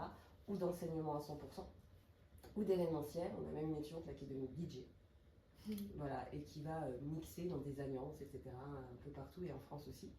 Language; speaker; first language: French; native; French